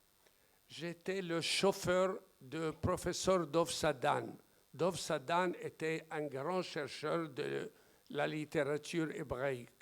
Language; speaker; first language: French; non-native, fluent; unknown